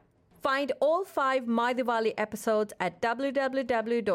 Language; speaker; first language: English; non-native, local second language; Bangla